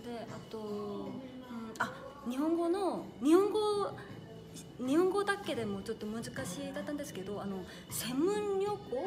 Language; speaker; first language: Japanese; non-native, fluent; Korean